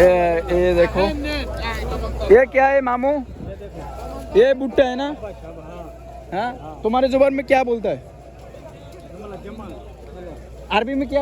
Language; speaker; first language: Hindi; non-native, learner; Bangla